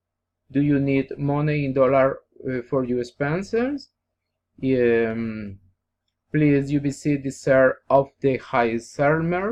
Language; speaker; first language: English; non-native, learner; Spanish